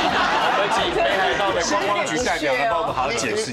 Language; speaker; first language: Chinese; native; Chinese